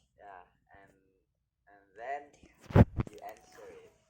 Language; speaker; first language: English; non-native, learner; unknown